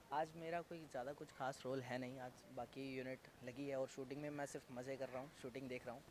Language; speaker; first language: Hindi; native; Hindi